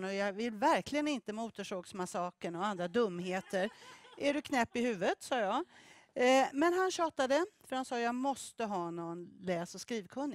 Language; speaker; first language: Swedish; native; Swedish